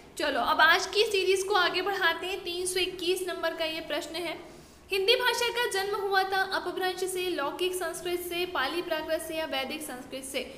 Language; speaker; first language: Hindi; native; Hindi